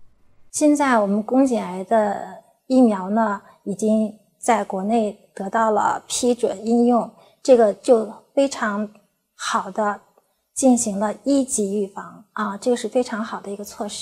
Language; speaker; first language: Chinese; native; Chinese